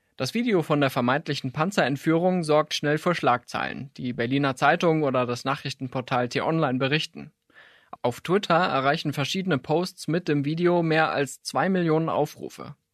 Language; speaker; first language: German; native; German